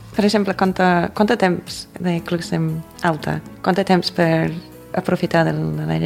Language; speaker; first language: Catalan; non-native, fluent; English